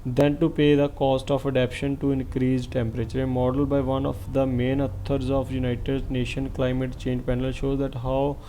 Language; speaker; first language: English; non-native, local second language; Punjabi